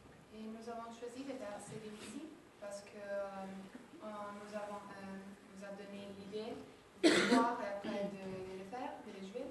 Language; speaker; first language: French; non-native, learner; Italian